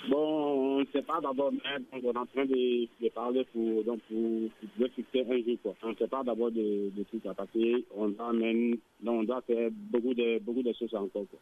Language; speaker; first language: French; non-native, local second language; Soninke